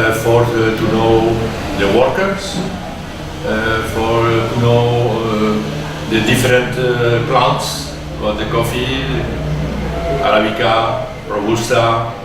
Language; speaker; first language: English; non-native, learner; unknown